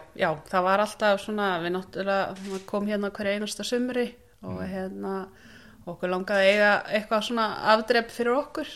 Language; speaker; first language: Icelandic; native; Icelandic